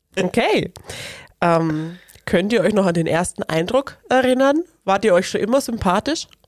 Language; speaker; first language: German; native; German